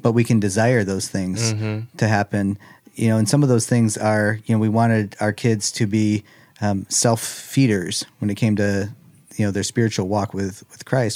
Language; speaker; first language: English; early bilingual, other home language; German